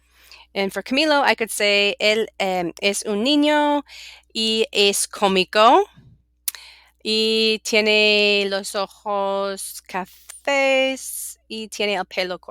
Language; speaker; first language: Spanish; non-native, fluent; English